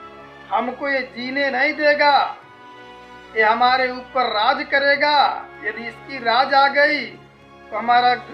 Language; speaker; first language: Hindi; native; Hindi